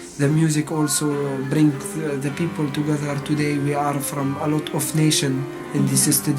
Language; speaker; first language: English; non-native, learner; Arabic